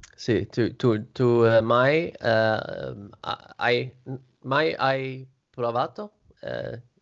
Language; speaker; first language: Italian; non-native, learner; Swedish